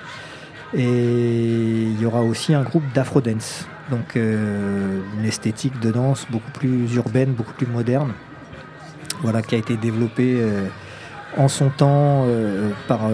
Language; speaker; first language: French; native; French